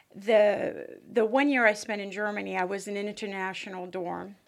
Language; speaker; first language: English; early bilingual, other home language; French